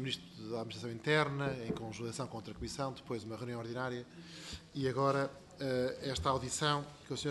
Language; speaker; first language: Portuguese; native; Portuguese